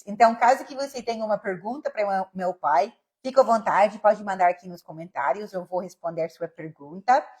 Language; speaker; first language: Portuguese; non-native, fluent; English